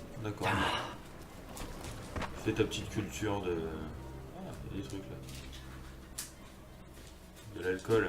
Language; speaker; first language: French; native; French